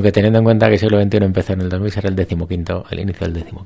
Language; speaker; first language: Spanish; native; Spanish